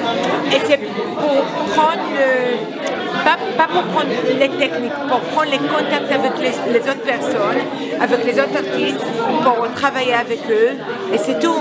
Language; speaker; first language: French; non-native, fluent; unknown